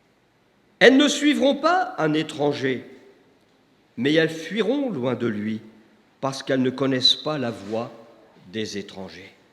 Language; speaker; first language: French; native; French